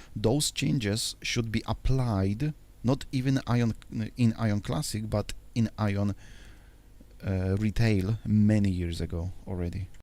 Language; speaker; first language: English; non-native, fluent; Polish